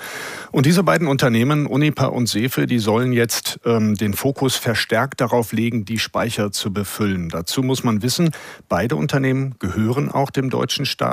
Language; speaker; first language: German; native; German